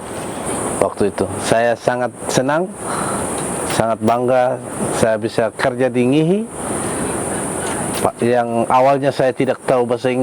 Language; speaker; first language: Indonesian; non-native, local second language; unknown